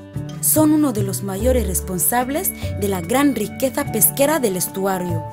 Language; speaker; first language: Spanish; native; Spanish